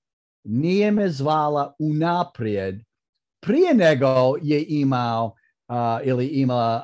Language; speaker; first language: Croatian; early bilingual, heritage; English